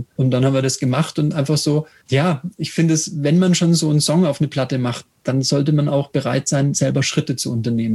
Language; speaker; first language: German; native; German